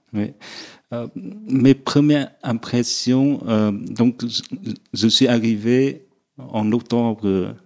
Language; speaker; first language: French; non-native, fluent; Vietnamese